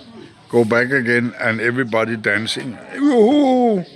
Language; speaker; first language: English; non-native, learner; Danish